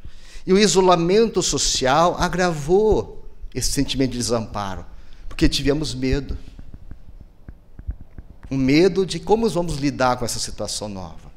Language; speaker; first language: Portuguese; native; Portuguese